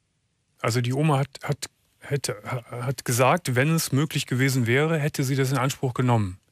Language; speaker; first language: German; native; German